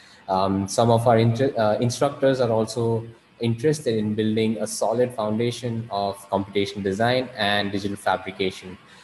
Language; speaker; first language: English; non-native, local second language; Hindi